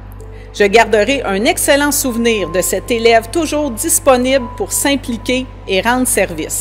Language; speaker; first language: French; native; French